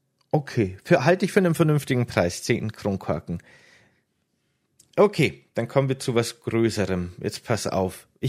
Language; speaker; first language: German; native; German